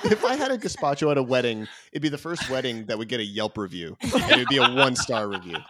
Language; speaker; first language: English; native; English